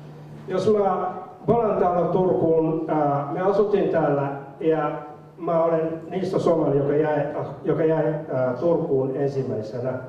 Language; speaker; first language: Finnish; non-native, fluent; Somali